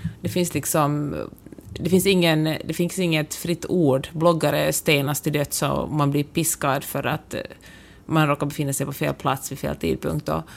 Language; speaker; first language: Swedish; native; Swedish